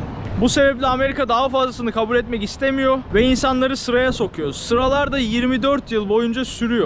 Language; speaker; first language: Turkish; native; Turkish